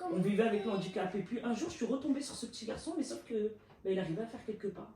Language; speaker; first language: French; native; French